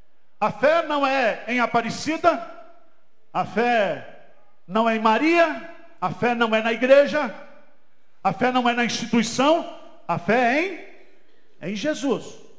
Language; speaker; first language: Portuguese; native; Portuguese